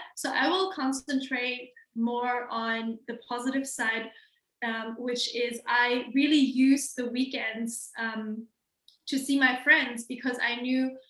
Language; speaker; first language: English; non-native, fluent; German